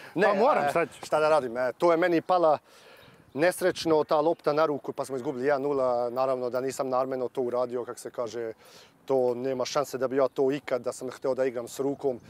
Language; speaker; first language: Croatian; early bilingual, heritage; Serbian